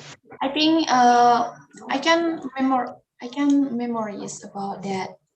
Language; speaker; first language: English; non-native, learner; Indonesian